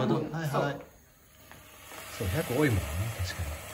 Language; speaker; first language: Japanese; native; Japanese